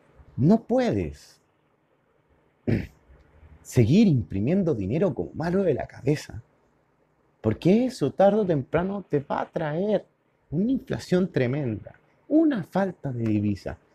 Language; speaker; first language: Spanish; native; Spanish